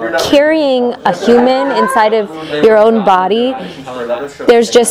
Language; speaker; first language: English; native; English